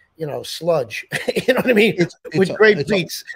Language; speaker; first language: English; native; English